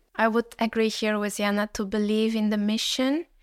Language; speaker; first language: English; non-native, fluent; Uzbek